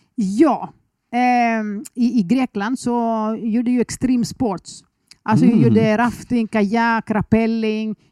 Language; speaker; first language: Swedish; non-native, fluent; Greek